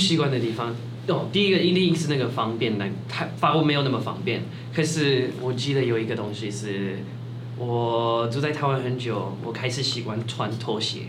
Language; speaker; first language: Chinese; non-native, fluent; French